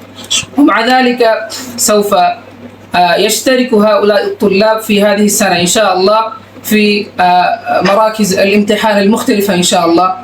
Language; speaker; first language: Arabic; non-native, fluent; Bangla